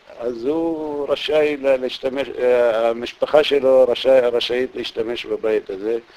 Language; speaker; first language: Hebrew; non-native, local second language; Arabic